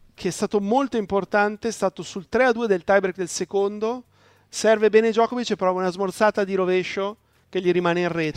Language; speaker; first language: Italian; native; Italian